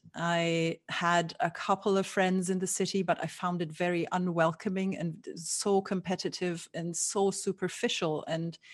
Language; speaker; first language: English; non-native, fluent; German